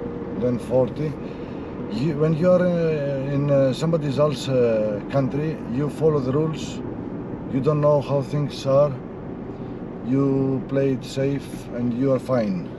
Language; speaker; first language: English; non-native, learner; Greek